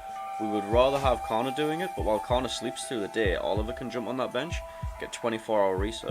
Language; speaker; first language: English; native; English